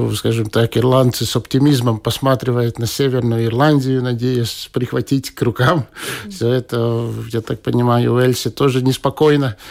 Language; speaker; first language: Russian; non-native, local second language; Latvian